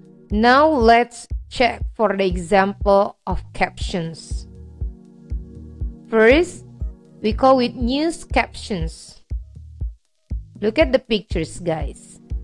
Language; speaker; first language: English; non-native, fluent; Indonesian